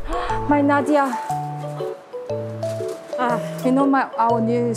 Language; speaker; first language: English; non-native, learner; Korean